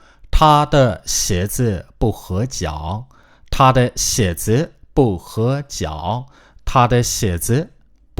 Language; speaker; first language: Chinese; non-native, fluent; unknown